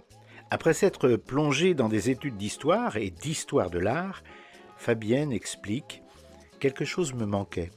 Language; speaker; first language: French; native; French